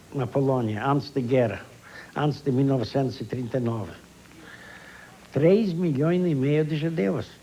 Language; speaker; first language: Portuguese; non-native, fluent; Polish